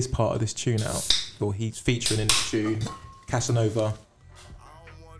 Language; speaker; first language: English; native; English